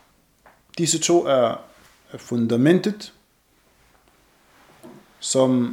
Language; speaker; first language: Danish; non-native, fluent; Arabic